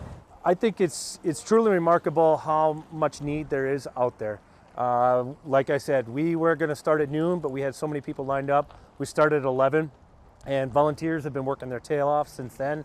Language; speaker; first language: English; native; English